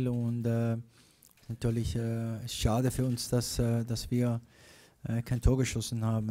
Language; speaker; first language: German; non-native, fluent; Italian